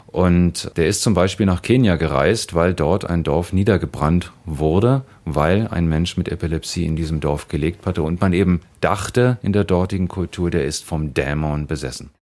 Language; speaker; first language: German; native; German